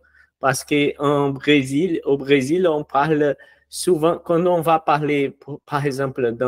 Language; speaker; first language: French; non-native, learner; Portuguese